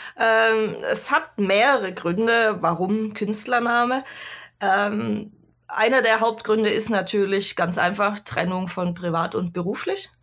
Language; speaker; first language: German; native; German